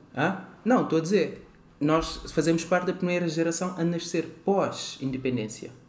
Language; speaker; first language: Portuguese; non-native, local second language; Kabuverdianu